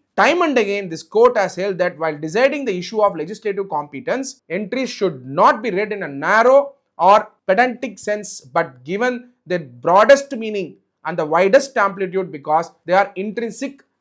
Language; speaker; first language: English; non-native, local second language; Tamil